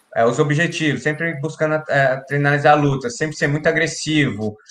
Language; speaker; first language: Portuguese; native; Portuguese